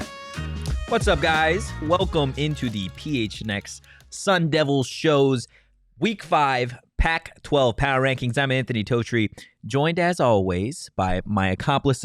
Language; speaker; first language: English; native; English